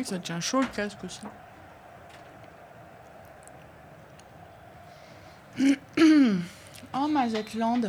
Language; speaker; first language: French; native; French